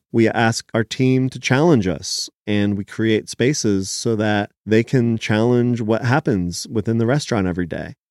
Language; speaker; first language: English; early bilingual, other home language; Hebrew